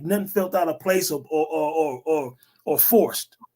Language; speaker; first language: English; native; English